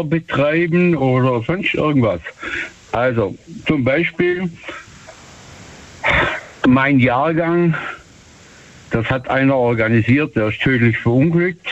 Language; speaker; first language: German; native; German